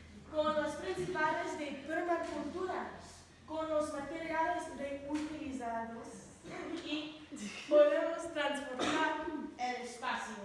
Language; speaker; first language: Spanish; non-native, learner; English